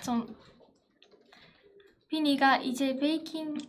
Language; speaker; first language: Korean; non-native, fluent; Japanese